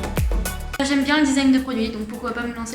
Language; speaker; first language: French; native; French